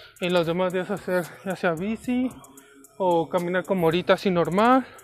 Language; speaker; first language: Spanish; native; Spanish